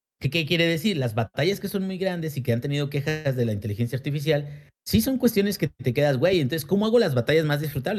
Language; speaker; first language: Spanish; native; Spanish